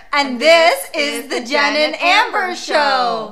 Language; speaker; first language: English; native; English